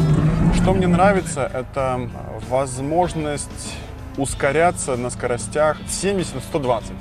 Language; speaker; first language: Russian; native; Russian